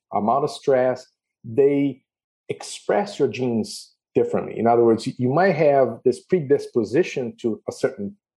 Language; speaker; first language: English; non-native, fluent; Portuguese